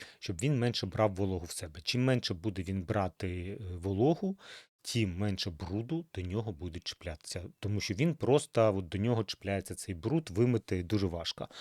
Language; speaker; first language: Ukrainian; native; Ukrainian